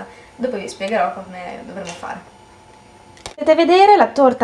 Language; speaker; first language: Italian; native; Italian